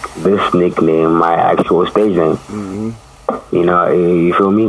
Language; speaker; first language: English; non-native, local second language; Tswana